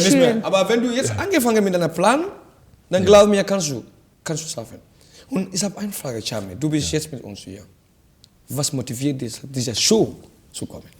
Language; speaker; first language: German; non-native, fluent; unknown